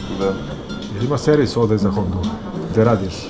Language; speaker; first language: Croatian; native; Croatian